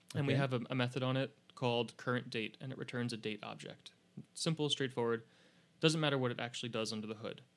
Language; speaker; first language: English; native; English